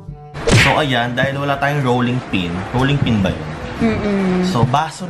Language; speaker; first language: Filipino; native; Filipino